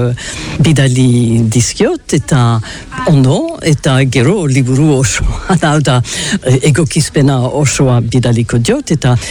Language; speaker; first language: Basque; non-native, learner; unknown